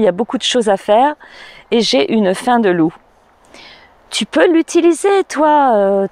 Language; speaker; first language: French; native; French